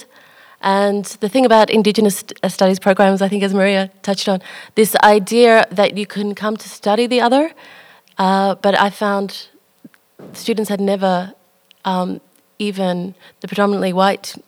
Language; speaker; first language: English; native; English